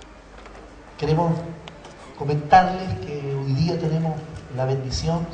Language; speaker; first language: Spanish; native; Spanish